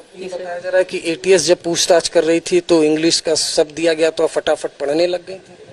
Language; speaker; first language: Hindi; native; Hindi